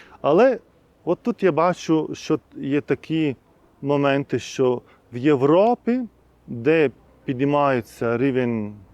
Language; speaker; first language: Ukrainian; non-native, fluent; Lithuanian